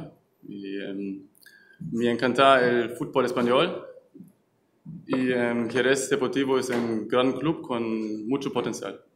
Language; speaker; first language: Spanish; non-native, learner; German